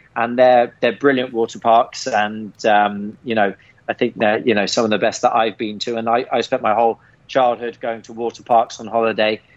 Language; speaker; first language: English; native; English